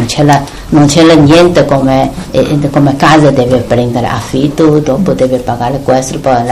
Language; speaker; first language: Italian; non-native, learner; Chinese